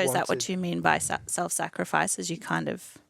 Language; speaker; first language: English; native; English